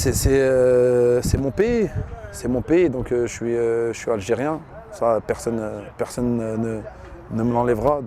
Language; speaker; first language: French; early bilingual, other home language; Arabic